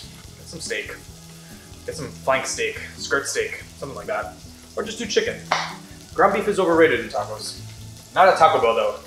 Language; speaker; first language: English; native; English